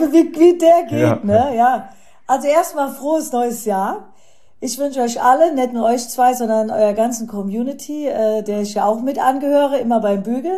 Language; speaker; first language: German; native; German